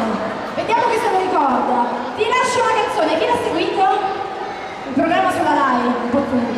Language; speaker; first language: Italian; native; Italian